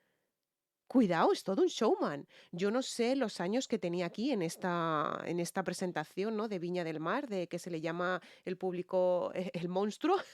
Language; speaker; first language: Spanish; native; Spanish